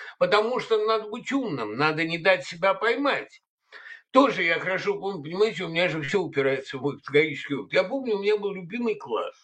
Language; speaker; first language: Russian; native; Russian